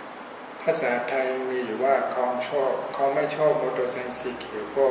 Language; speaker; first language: Thai; non-native, fluent; Burmese